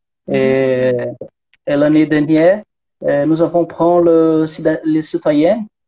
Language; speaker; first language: French; non-native, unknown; Portuguese